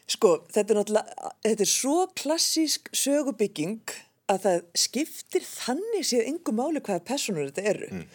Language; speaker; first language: Icelandic; native; Icelandic